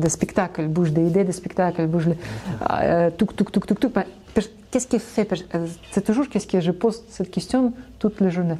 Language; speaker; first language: French; non-native, learner; Russian